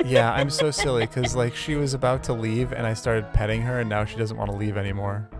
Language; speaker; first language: English; native; English